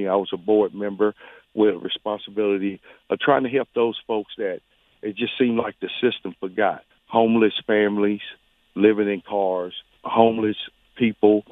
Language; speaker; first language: English; native; English